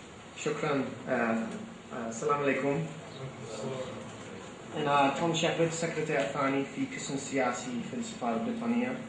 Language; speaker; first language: Arabic; non-native, fluent; English